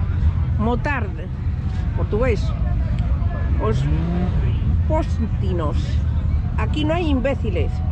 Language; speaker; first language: Spanish; native; Spanish